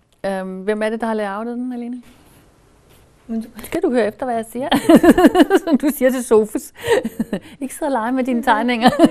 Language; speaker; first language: Danish; native; Danish